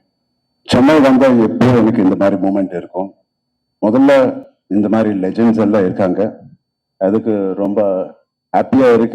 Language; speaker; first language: Tamil; non-native, local second language; Telugu